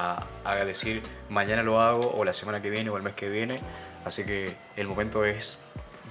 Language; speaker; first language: Spanish; native; Spanish